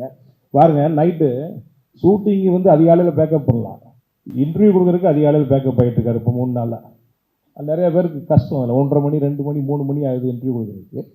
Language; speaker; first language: Tamil; native; Tamil